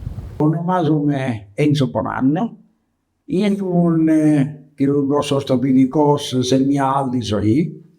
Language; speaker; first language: Greek; non-native, learner; Italian